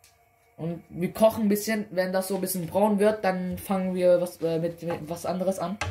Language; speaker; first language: German; early bilingual, other home language; Urdu